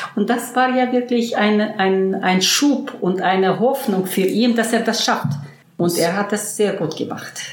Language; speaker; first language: German; early bilingual, heritage; German